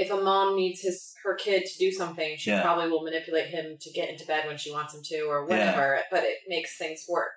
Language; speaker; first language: English; native; English